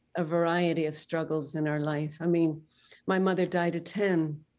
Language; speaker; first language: English; native; English